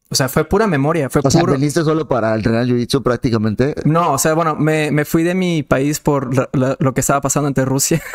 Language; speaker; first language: Spanish; non-native, fluent; Serbian